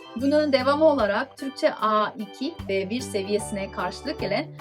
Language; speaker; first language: Turkish; non-native, fluent; Korean